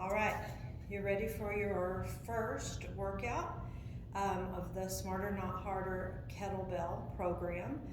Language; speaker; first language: English; native; English